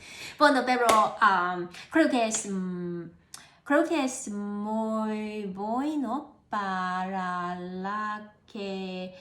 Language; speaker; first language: Spanish; non-native, learner; Cantonese